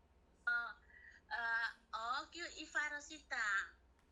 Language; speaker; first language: Cantonese; non-native, fluent; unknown